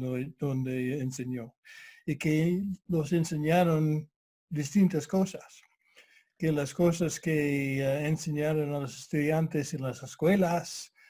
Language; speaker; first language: Spanish; non-native, fluent; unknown